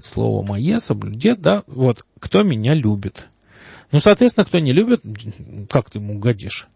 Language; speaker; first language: Russian; native; Russian